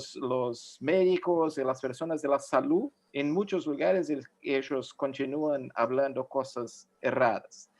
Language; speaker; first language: Spanish; non-native, fluent; Portuguese